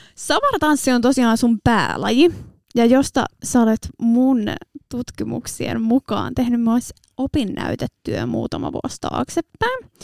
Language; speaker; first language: Finnish; native; Finnish